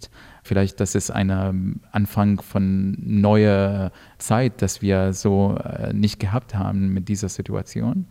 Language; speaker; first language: German; non-native, fluent; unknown